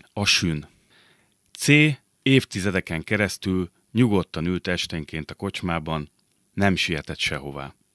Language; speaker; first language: Hungarian; native; Hungarian